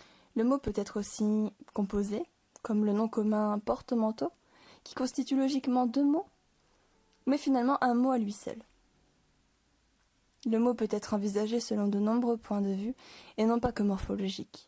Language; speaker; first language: French; native; French